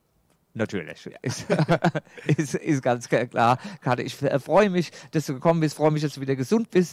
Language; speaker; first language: German; native; German